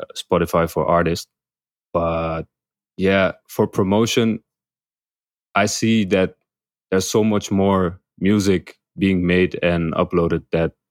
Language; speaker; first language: English; non-native, fluent; Dutch